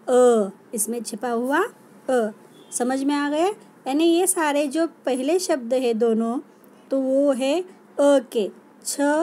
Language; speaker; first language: Hindi; non-native, local second language; Marathi